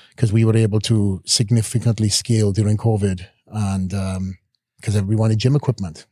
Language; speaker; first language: English; native; English